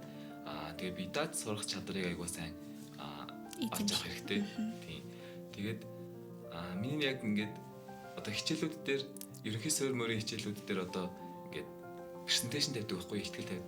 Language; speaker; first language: Mongolian; native; Mongolian